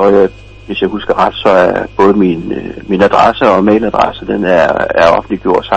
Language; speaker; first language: Danish; native; Danish